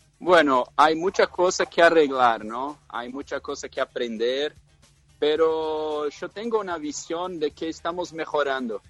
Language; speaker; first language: Spanish; non-native, fluent; Portuguese